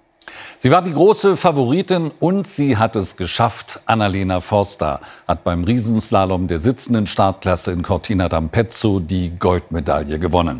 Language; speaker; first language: German; native; German